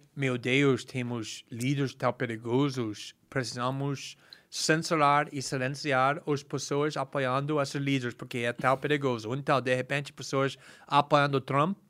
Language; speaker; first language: Portuguese; non-native, fluent; English